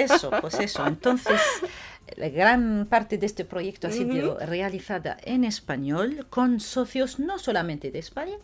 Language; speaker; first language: Spanish; non-native, fluent; Arabic